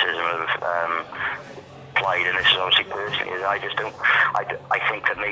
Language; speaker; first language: English; native; English